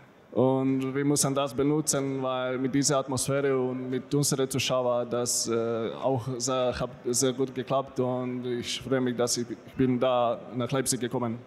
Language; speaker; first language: German; non-native, learner; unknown